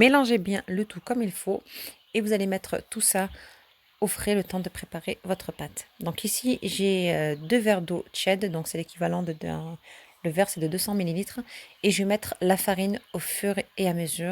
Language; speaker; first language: French; early bilingual, other home language; Turkish